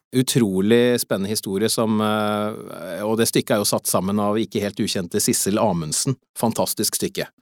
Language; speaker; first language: Norwegian; native; Norwegian